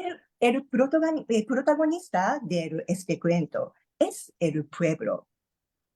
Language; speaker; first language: Spanish; non-native, learner; Japanese